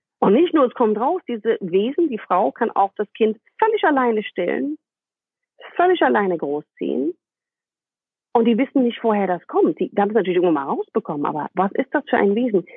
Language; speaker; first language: German; non-native, fluent; English